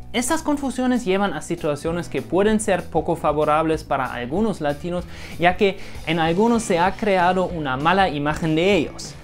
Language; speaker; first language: Spanish; non-native, fluent; German